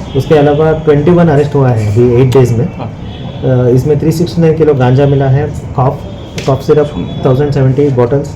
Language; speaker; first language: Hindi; non-native, local second language; Bangla